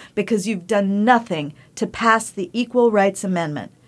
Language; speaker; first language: English; early bilingual, other home language; Spanish